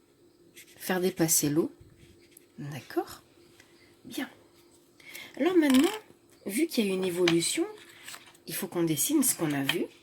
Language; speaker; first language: French; native; French